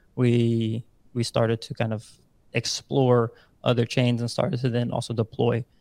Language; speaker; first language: English; non-native, fluent; Dutch